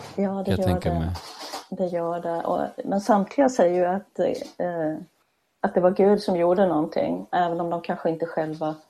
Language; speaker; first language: Swedish; native; Swedish